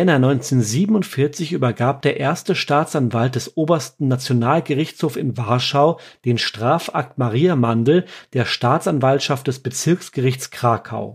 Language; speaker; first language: German; native; German